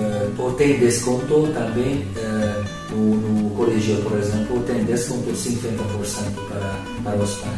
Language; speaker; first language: Portuguese; non-native, learner; Hungarian